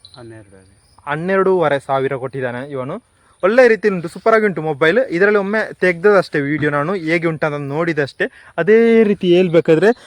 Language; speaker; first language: Kannada; non-native, local second language; Tulu